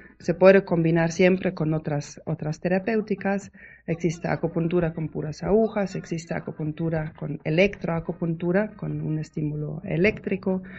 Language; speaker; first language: Spanish; non-native, fluent; German